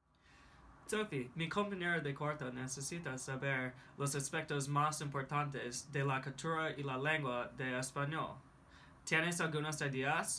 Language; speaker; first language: Spanish; non-native, learner; English